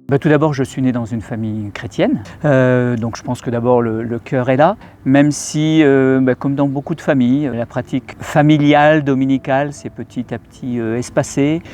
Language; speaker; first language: French; native; French